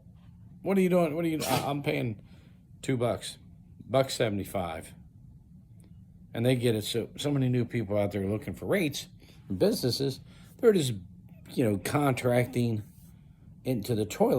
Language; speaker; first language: English; native; English